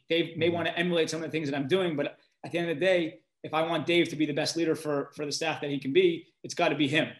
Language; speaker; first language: English; native; English